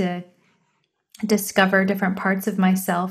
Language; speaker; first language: English; native; English